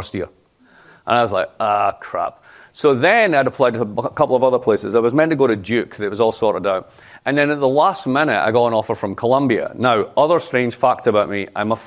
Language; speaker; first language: English; native; English